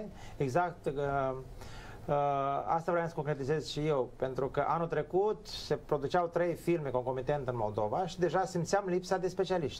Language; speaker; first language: Romanian; native; Romanian